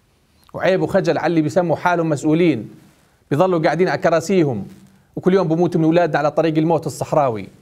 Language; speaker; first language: Arabic; native; Arabic